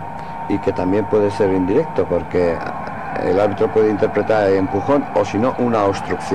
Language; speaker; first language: Spanish; native; Spanish